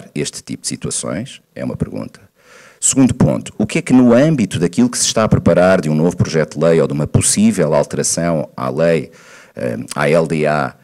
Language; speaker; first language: Portuguese; native; Portuguese